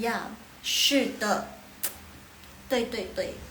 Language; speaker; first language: Chinese; non-native, fluent; Indonesian